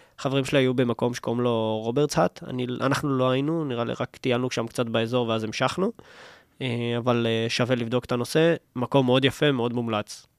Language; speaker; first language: Hebrew; native; Hebrew